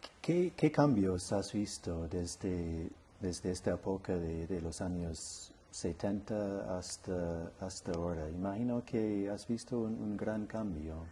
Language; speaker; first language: Spanish; non-native, learner; English